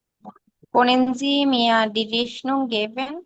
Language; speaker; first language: German; non-native, learner; Bangla